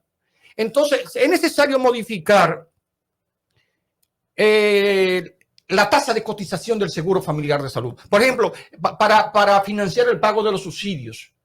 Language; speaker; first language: Spanish; native; Spanish